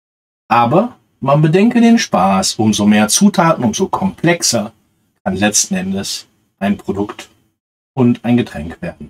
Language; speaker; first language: German; native; German